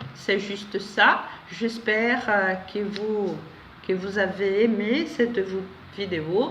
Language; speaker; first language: French; non-native, fluent; Portuguese